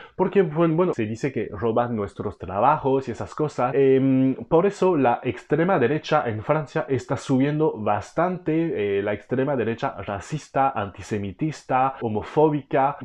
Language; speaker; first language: Spanish; non-native, fluent; French